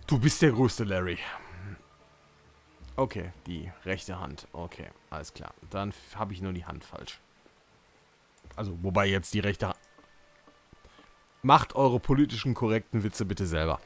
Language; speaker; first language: German; native; German